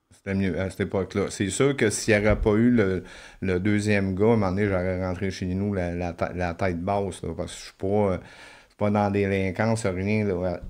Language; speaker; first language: French; native; French